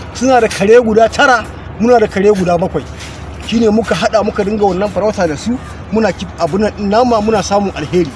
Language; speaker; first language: Hausa; non-native, local second language; Fula